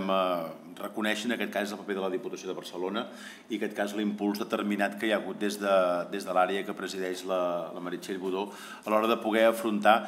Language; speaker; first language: Catalan; native; Catalan